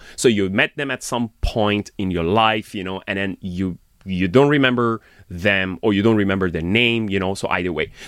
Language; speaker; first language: English; non-native, fluent; Persian